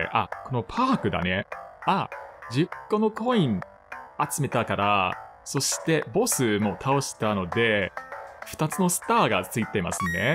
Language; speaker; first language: Japanese; non-native, fluent; English